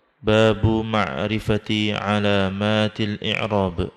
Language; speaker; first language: Arabic; non-native, fluent; Indonesian